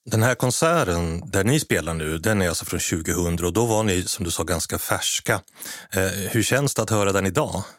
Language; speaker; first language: Swedish; native; Swedish